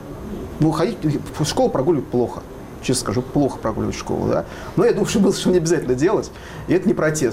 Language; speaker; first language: Russian; native; Russian